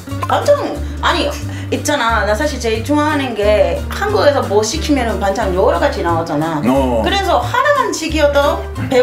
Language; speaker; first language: Korean; non-native, fluent; Spanish